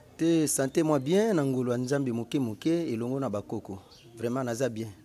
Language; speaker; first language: Lingala; non-native, local second language; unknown